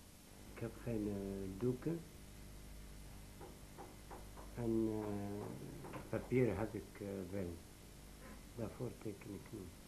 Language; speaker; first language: Dutch; non-native, learner; Arabic